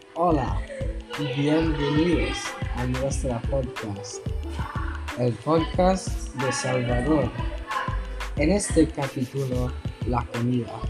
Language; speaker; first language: Spanish; non-native, learner; English